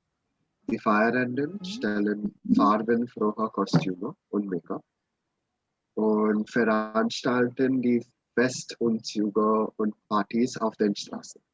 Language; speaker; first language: German; non-native, learner; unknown